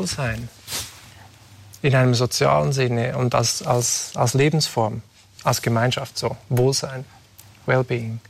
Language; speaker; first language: German; native; German